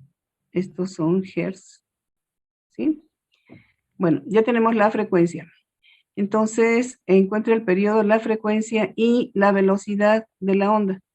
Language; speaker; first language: Spanish; native; Spanish